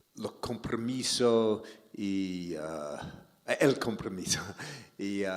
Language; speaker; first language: Spanish; non-native, learner; English